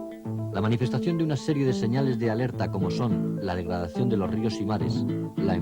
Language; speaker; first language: Spanish; native; Spanish